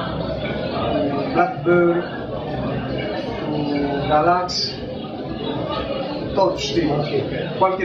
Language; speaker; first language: Portuguese; non-native, learner; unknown